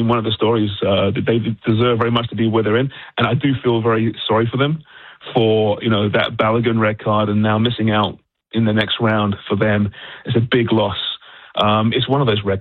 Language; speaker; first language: English; native; English